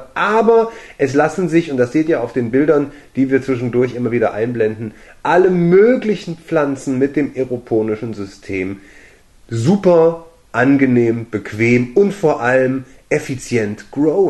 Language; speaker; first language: German; native; German